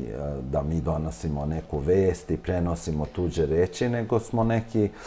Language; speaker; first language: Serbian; non-native, local second language; Albanian